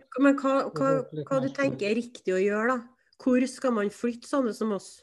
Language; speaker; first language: Norwegian; native; Norwegian